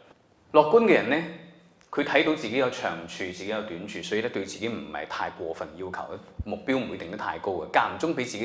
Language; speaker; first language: Cantonese; native; Cantonese